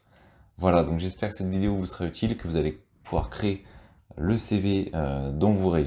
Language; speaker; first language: French; native; French